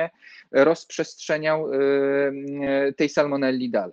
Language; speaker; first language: Polish; native; Polish